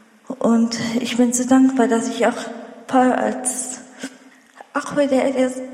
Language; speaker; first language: German; early bilingual, other home language; Russian